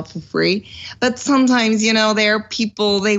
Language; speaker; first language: English; non-native, fluent; German